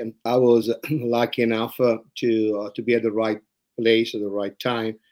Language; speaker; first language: English; non-native, fluent; Italian